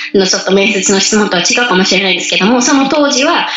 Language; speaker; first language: Japanese; native; Japanese